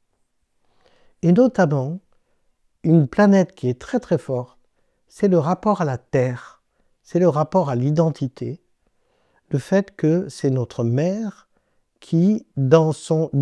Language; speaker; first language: French; native; French